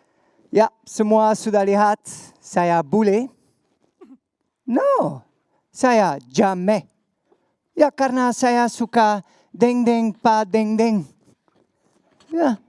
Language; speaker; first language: Indonesian; non-native, learner; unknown